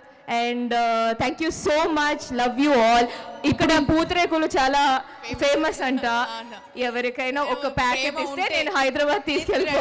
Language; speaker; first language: Telugu; non-native, fluent; Malayalam